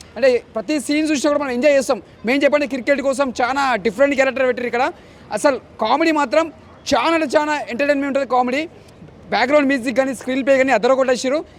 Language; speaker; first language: Telugu; native; Telugu